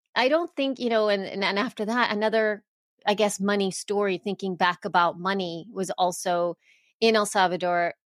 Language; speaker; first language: English; early bilingual, other home language; Spanish